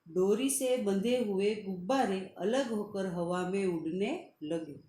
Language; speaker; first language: Hindi; non-native, local second language; Gujarati